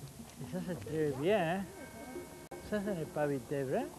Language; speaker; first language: French; non-native, fluent; Spanish